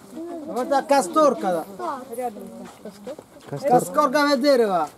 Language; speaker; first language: Russian; non-native, learner; Arabic